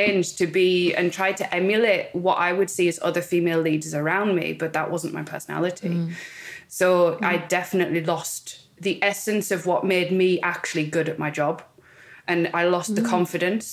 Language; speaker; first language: English; native; English